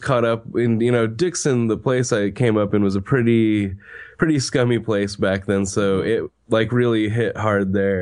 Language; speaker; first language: English; native; English